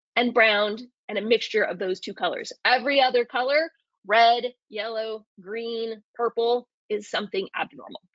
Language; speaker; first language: English; native; English